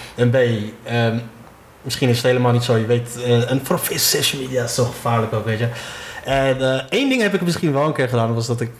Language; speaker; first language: Dutch; early bilingual, other home language; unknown